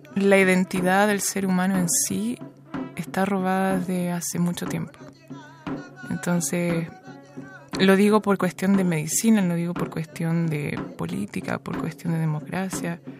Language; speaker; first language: Spanish; native; Spanish